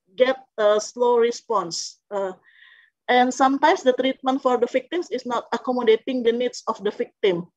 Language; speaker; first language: English; non-native, fluent; Indonesian